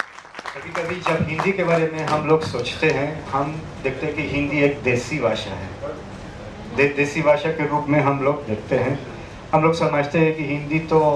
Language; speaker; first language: Hindi; non-native, fluent; Catalan